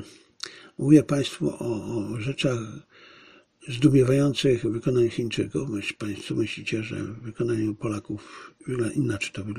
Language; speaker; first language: Polish; native; Polish